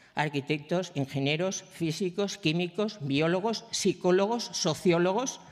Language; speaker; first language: Spanish; native; Spanish